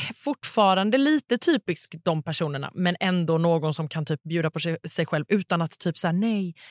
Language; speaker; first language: Swedish; native; Swedish